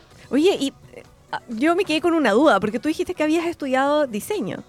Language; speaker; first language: Spanish; native; Spanish